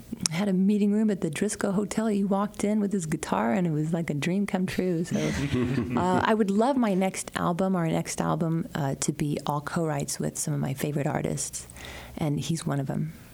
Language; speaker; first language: English; early bilingual, other home language; Spanish